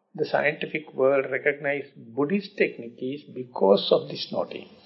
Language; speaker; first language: English; non-native, local second language; Sinhala